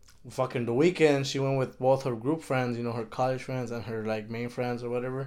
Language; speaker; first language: English; early bilingual, other home language; Spanish